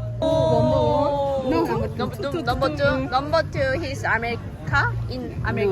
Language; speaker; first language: English; non-native, learner; Korean